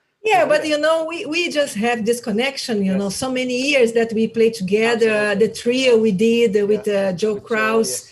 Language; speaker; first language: English; non-native, learner; Portuguese